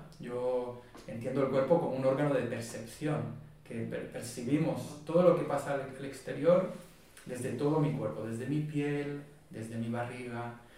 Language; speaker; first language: Spanish; non-native, fluent; Hebrew